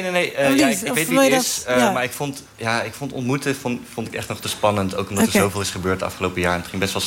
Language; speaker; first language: Dutch; native; Dutch